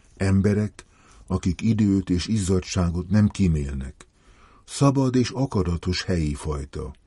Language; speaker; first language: Hungarian; native; Hungarian